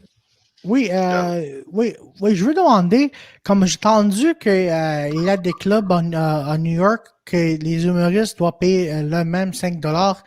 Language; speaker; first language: French; non-native, local second language; English